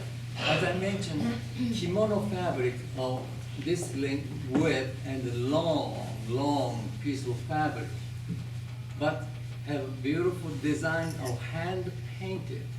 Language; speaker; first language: English; non-native, fluent; Japanese